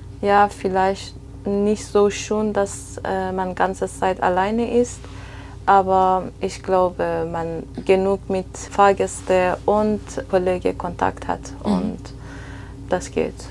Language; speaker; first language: German; non-native, fluent; Persian